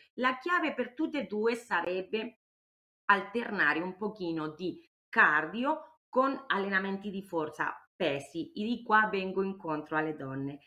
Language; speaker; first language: Italian; non-native, fluent; Spanish